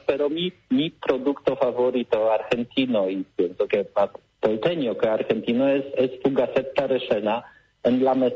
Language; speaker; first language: Spanish; non-native, learner; Polish